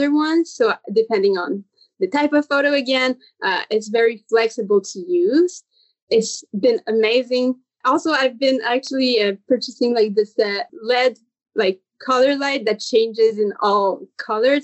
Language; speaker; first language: English; native; English